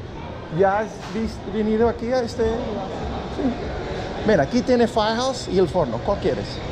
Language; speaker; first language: Spanish; non-native, learner; English